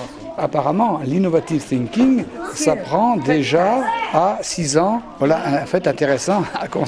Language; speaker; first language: French; native; French